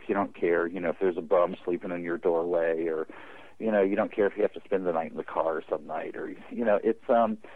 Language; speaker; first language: English; native; English